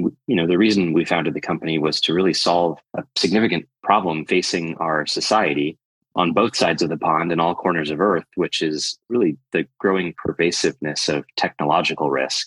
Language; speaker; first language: English; native; English